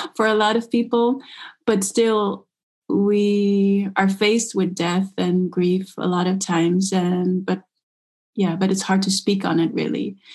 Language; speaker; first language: English; early bilingual, other home language; Dutch